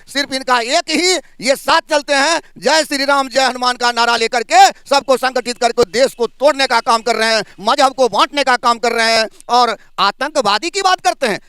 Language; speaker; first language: Hindi; native; Hindi